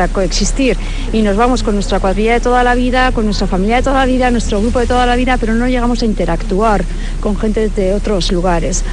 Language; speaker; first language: Spanish; native; Spanish